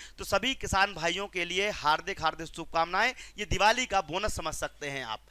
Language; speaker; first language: Hindi; native; Hindi